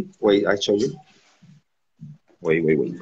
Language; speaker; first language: English; non-native, learner; Spanish